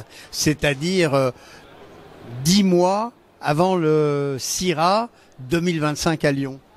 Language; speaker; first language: French; native; French